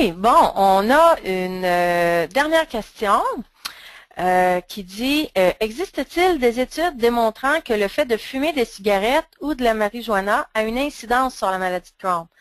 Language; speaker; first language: French; native; French